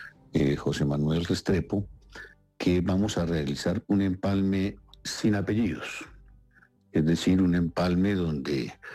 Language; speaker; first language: Spanish; native; Spanish